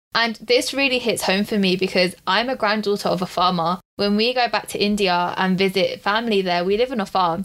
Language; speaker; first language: English; early bilingual, other home language; Punjabi